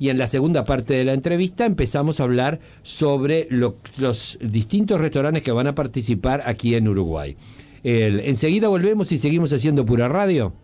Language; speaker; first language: Spanish; native; Spanish